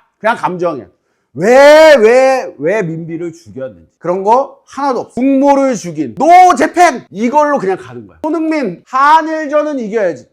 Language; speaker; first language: Korean; native; Korean